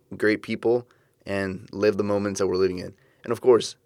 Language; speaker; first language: English; early bilingual, other home language; Spanish